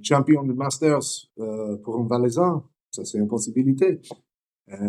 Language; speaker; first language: French; non-native, learner; English